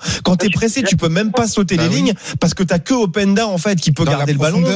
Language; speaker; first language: French; native; French